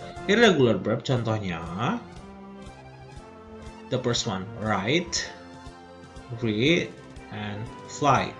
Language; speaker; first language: English; non-native, fluent; Indonesian